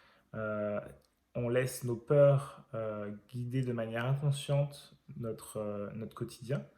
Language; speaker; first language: French; native; French